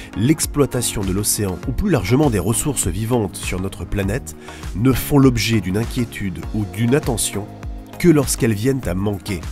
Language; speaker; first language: French; native; French